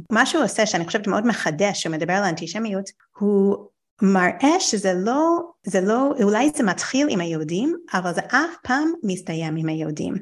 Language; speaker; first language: Hebrew; non-native, fluent; English